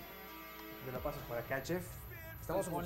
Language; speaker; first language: Spanish; native; Spanish